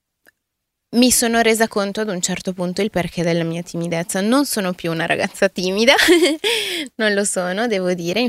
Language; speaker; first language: Italian; early bilingual, other home language; Spanish